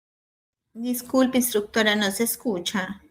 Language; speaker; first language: Spanish; native; Spanish